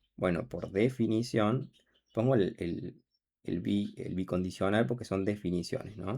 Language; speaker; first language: Spanish; native; Spanish